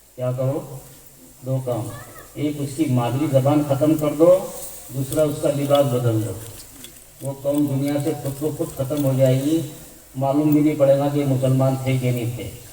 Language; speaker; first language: Urdu; native; Urdu